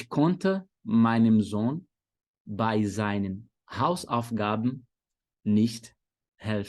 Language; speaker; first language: German; non-native, fluent; Portuguese